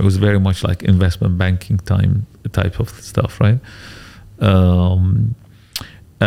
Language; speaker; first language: English; native; English